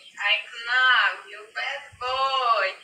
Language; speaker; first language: English; non-native, learner; Russian